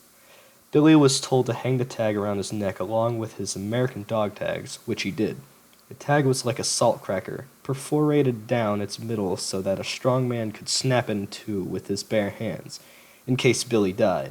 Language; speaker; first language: English; native; English